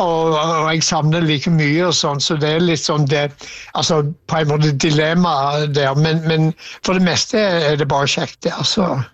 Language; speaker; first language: Norwegian; non-native, fluent; English